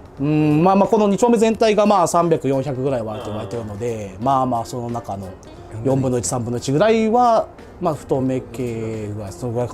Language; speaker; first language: Japanese; native; Japanese